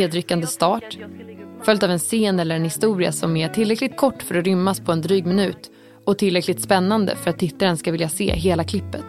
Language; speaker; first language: Swedish; native; Swedish